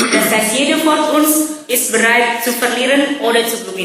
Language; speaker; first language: German; non-native, learner; Indonesian